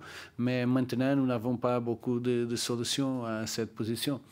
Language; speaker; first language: French; non-native, learner; Portuguese